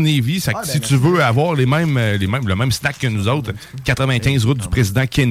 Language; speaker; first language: French; native; French